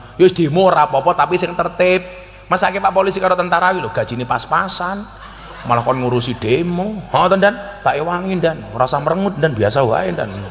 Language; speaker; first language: Indonesian; native; Indonesian